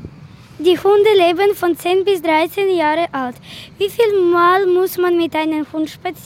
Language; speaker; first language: German; non-native, learner; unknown